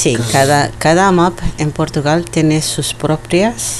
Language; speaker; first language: Spanish; non-native, learner; Portuguese